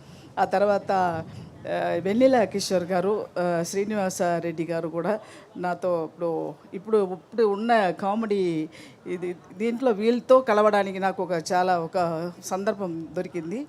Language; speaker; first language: Telugu; non-native, fluent; Tamil